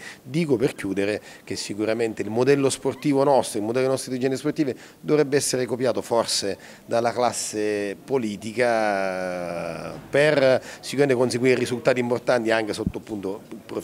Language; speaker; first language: Italian; native; Italian